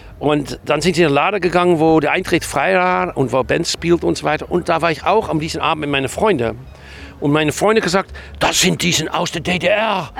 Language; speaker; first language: German; non-native, fluent; Dutch